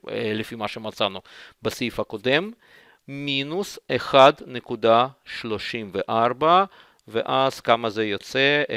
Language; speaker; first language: Hebrew; non-native, fluent; Russian